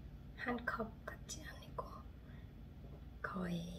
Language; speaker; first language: Korean; non-native, fluent; Khmer